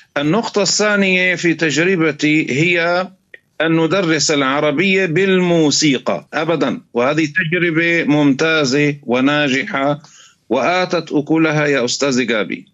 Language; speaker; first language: Arabic; native; Arabic